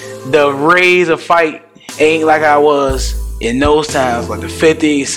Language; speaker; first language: English; native; English